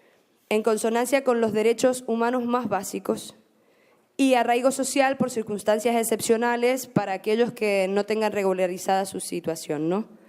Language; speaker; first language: Spanish; native; Spanish